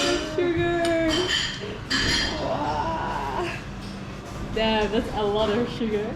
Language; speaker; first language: English; non-native, local second language; Dutch